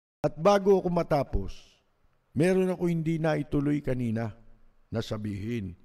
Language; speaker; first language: Filipino; native; Filipino